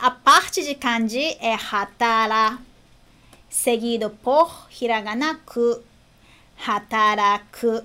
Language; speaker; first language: Portuguese; non-native, fluent; Japanese